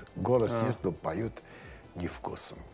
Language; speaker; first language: Russian; non-native, local second language; Armenian